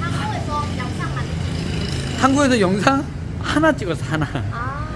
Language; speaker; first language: Korean; non-native, learner; Vietnamese